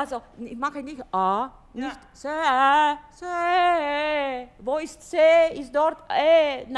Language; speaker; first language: German; non-native, fluent; Bulgarian